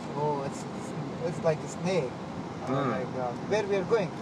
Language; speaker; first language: English; non-native, learner; Persian